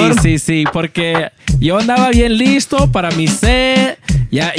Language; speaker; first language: Spanish; early bilingual, other home language; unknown